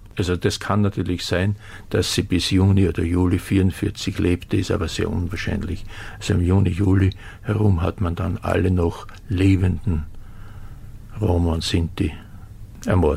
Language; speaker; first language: German; native; German